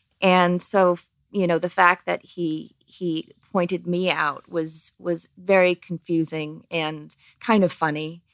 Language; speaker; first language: English; native; English